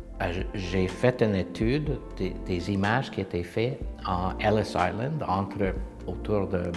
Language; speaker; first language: French; non-native, local second language; English